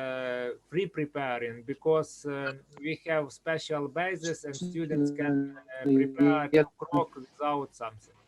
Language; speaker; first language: English; non-native, learner; Ukrainian